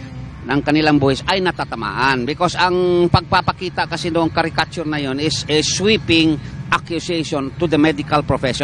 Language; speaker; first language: Filipino; native; Filipino